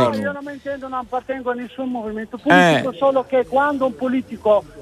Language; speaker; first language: Italian; non-native, fluent; Arabic